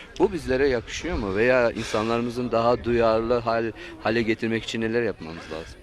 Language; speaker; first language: Turkish; non-native, local second language; Zaza